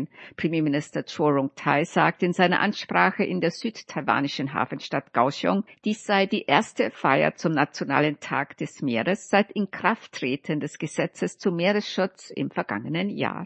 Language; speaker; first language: German; native; German